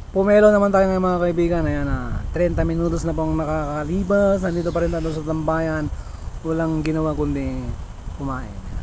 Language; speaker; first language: Filipino; non-native, local second language; Iloko